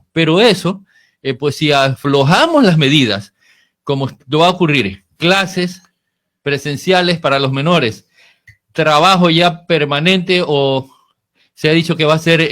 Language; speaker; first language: Spanish; native; Spanish